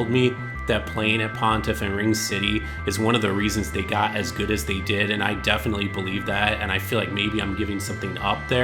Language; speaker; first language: English; native; English